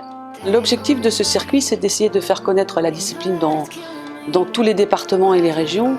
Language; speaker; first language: French; native; French